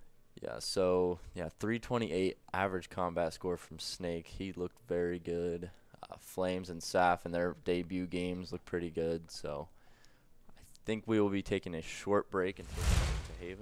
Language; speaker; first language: English; native; English